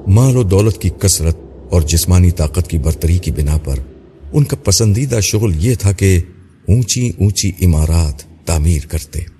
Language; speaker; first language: Urdu; native; Urdu